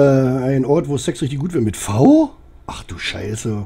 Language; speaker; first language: German; native; German